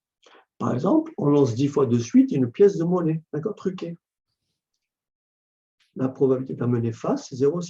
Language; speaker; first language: French; native; French